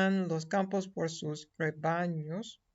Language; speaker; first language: Spanish; non-native, fluent; English